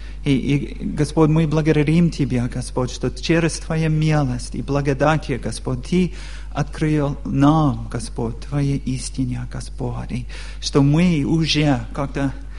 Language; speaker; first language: Russian; non-native, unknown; English